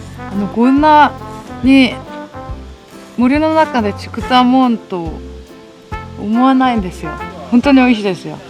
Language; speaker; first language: Japanese; non-native, learner; Korean